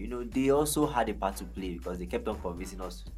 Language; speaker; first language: English; non-native, local second language; Yoruba